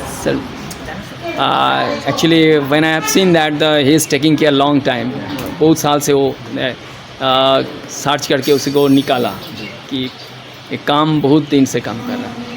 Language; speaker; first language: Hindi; non-native, local second language; Bangla